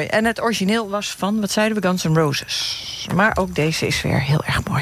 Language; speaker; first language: Dutch; native; Dutch